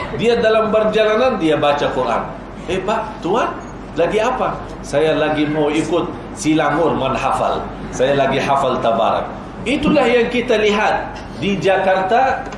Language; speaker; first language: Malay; non-native, fluent; Arabic